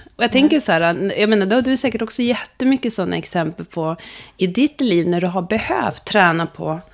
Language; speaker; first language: Swedish; native; Swedish